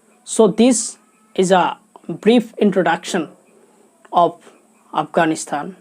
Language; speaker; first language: Hindi; non-native, local second language; Assamese